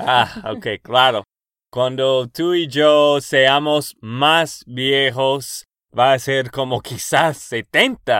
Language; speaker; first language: Spanish; non-native, learner; English